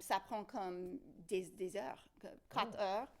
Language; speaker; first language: French; non-native, local second language; English